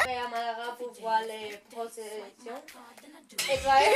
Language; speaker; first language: French; non-native, learner; Spanish